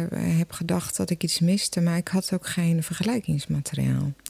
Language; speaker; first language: Dutch; non-native, fluent; Portuguese